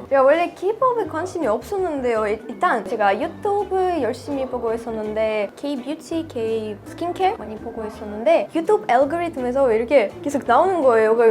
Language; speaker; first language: Korean; non-native, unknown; Russian